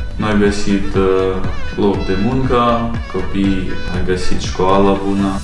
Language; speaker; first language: Romanian; non-native, learner; Ukrainian